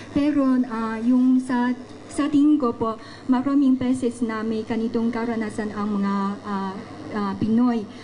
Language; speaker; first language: Filipino; non-native, learner; Chinese